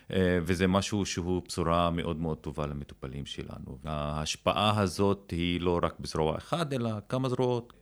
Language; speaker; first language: Hebrew; non-native, local second language; Arabic